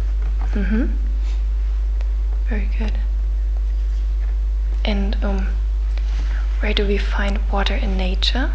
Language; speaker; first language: English; non-native, fluent; German